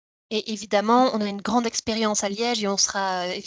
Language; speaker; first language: French; native; French